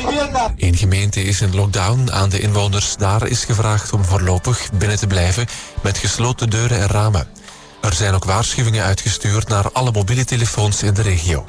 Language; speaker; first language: Dutch; native; Dutch